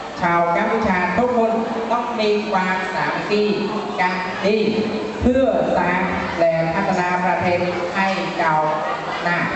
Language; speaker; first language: Thai; non-native, learner; Khmer